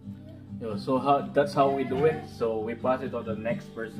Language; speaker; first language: English; non-native, local second language; Filipino